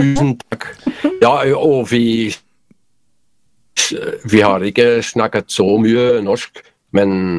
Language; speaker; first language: Norwegian; non-native, learner; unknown